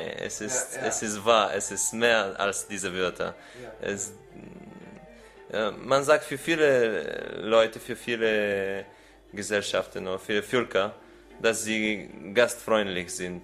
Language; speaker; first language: German; non-native, learner; Bulgarian